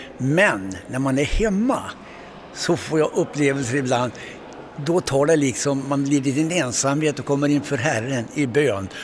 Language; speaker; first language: Swedish; native; Swedish